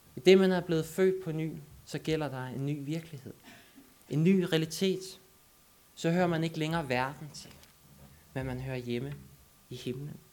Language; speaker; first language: Danish; native; Danish